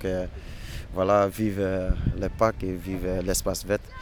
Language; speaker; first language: French; native; French